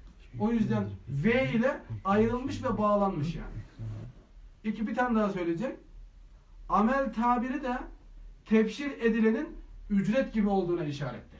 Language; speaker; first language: Turkish; native; Turkish